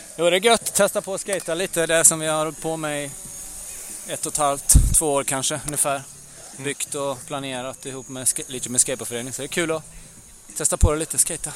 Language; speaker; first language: Swedish; native; Swedish